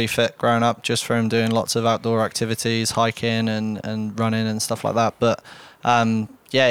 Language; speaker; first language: English; native; English